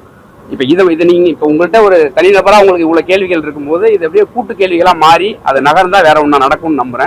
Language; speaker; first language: Tamil; native; Tamil